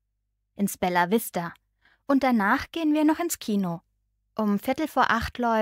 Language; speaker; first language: German; non-native, learner; Bangla